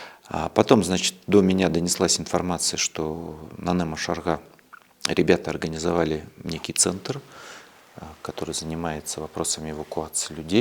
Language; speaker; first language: Russian; native; Russian